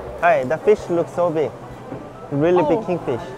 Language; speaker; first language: English; non-native, fluent; Korean